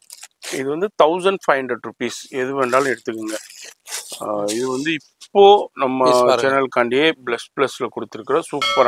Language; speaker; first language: Tamil; native; Tamil